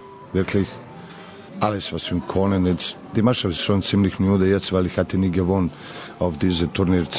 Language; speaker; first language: German; non-native, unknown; Serbian